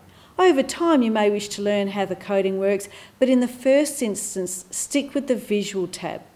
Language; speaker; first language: English; native; English